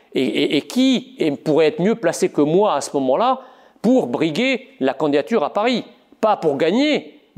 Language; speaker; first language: French; native; French